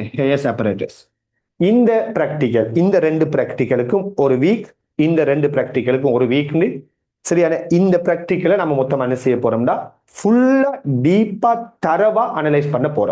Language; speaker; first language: Tamil; native; Tamil